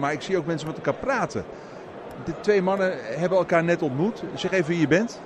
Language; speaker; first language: Dutch; native; Dutch